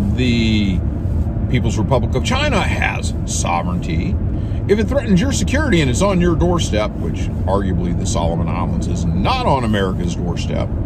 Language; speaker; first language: English; native; English